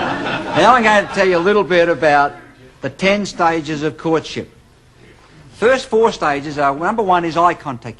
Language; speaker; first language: English; native; English